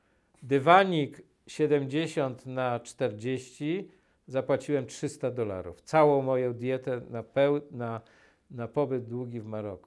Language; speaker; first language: Polish; native; Polish